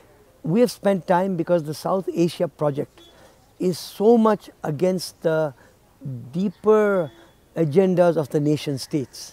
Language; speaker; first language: English; non-native, local second language; Nepali